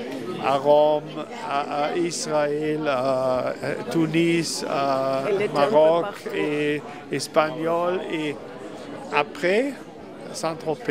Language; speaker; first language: French; non-native, learner; German